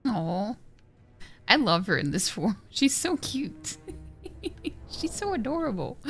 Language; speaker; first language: English; non-native, fluent; Norwegian